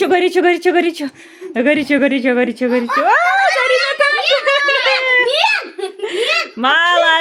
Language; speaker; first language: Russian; non-native, local second language; Kazakh